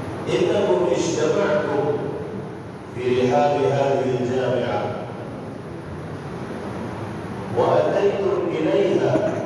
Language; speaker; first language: Arabic; non-native, fluent; Urdu